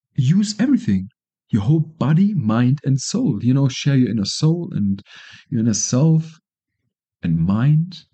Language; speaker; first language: English; non-native, fluent; German